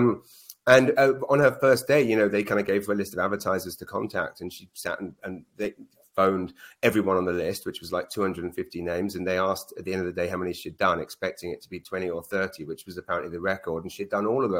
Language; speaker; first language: English; native; English